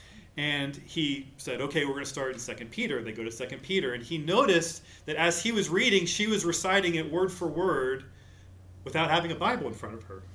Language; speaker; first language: English; native; English